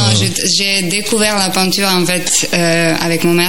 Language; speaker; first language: French; non-native, fluent; Croatian